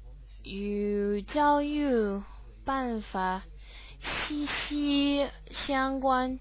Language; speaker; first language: Chinese; non-native, learner; English